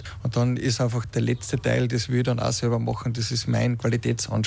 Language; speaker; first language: German; native; German